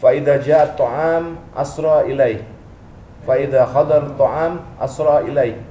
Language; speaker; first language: Arabic; non-native, learner; Indonesian